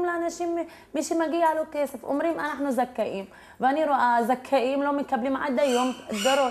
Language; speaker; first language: Hebrew; non-native, learner; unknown